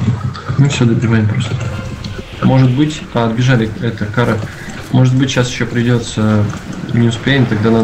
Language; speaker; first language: Russian; native; Russian